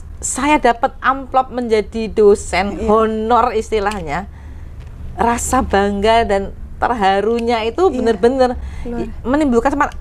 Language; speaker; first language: Indonesian; native; Indonesian